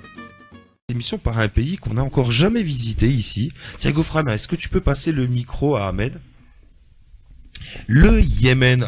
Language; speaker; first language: French; native; French